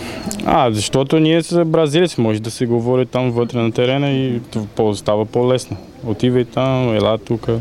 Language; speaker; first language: Bulgarian; non-native, learner; Portuguese